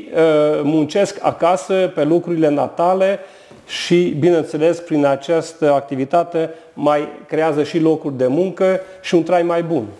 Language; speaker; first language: Romanian; non-native, local second language; Hungarian